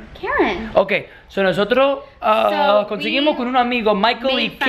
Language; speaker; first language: Spanish; non-native, learner; English